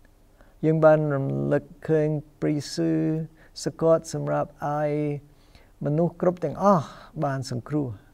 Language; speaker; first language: Khmer; non-native, fluent; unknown